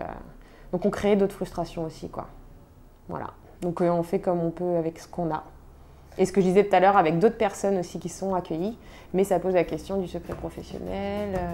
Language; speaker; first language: French; native; French